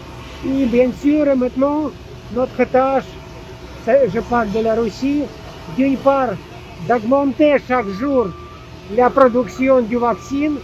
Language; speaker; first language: French; non-native, fluent; Russian